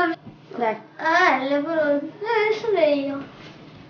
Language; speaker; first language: Italian; early bilingual, other home language; Russian